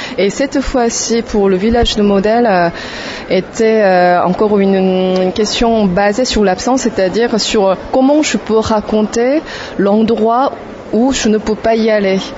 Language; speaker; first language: French; non-native, fluent; Korean